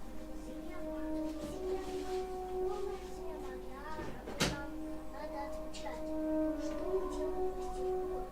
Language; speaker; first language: Russian; early bilingual, other home language; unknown